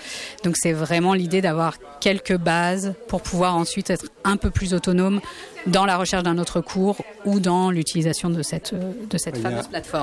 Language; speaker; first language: French; native; French